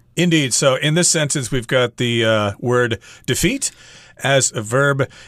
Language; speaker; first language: English; native; English